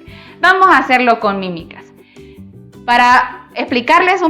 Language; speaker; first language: Spanish; native; Spanish